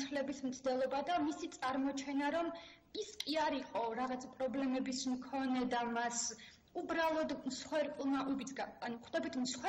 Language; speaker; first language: Georgian; native; Georgian